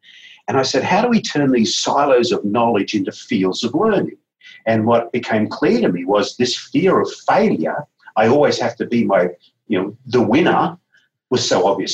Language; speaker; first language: English; native; English